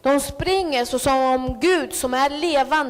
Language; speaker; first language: Swedish; early bilingual, other home language; Spanish